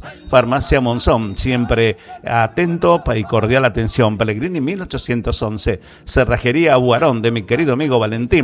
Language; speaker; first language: Spanish; native; Spanish